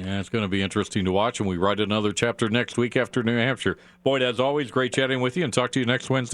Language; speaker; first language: English; native; English